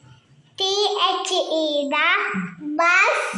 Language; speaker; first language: English; non-native, learner; Malayalam